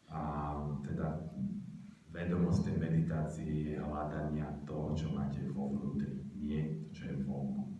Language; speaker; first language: Slovak; native; Slovak